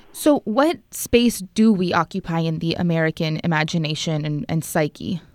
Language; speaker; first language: English; native; English